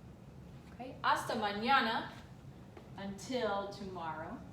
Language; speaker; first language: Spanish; non-native, fluent; English